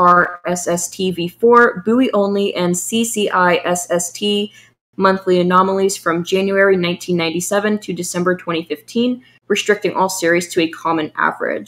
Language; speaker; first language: English; native; English